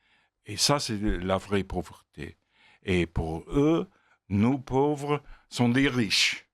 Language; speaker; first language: French; non-native, fluent; English